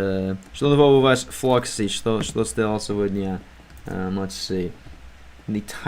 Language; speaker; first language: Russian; non-native, learner; English